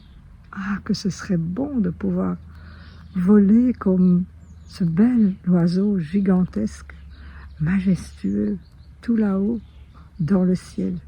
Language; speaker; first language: French; native; French